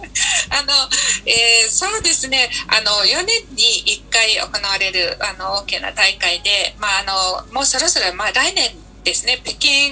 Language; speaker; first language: Japanese; non-native, fluent; Mongolian